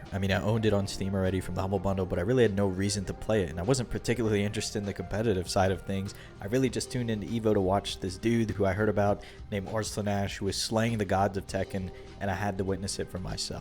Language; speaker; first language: English; native; English